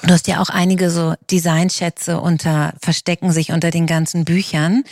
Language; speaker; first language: German; native; German